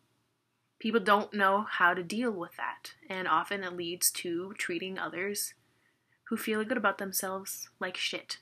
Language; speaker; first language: English; native; English